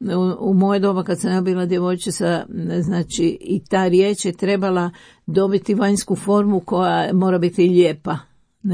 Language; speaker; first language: Croatian; native; Croatian